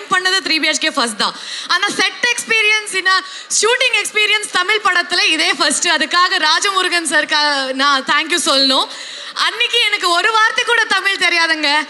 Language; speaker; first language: Tamil; non-native, local second language; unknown